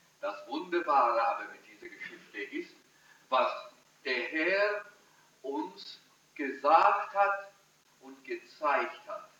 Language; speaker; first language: German; early bilingual, heritage; German